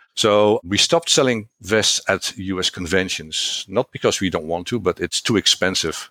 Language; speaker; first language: English; non-native, fluent; Dutch